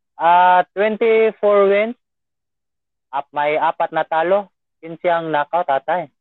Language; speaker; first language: Filipino; non-native, local second language; Cebuano